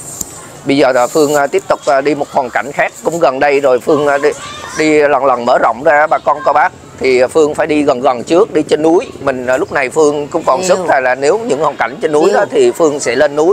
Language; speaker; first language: Vietnamese; native; Vietnamese